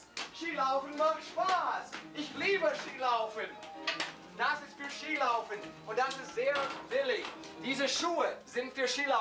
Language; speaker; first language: German; non-native, learner; English